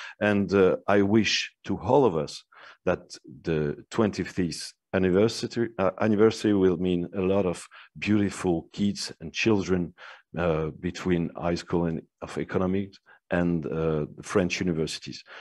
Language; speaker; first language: English; non-native, fluent; French